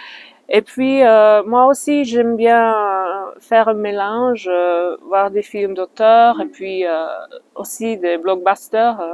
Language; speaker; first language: French; non-native, fluent; Slovak